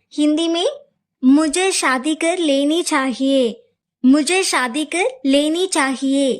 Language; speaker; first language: Hindi; non-native, local second language; Telugu